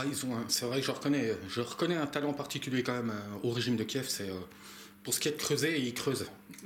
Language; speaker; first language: French; native; French